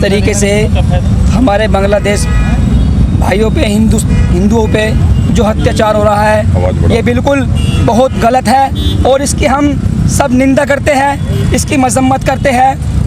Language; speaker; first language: Hindi; native; Hindi